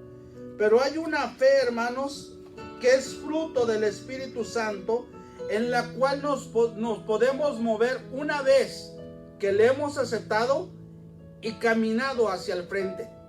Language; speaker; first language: Spanish; native; Spanish